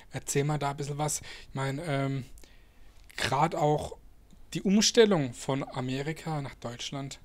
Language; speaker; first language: German; native; German